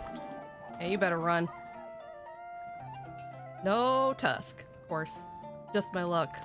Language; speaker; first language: English; native; English